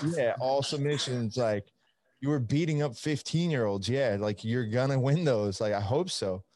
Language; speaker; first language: English; non-native, fluent; Italian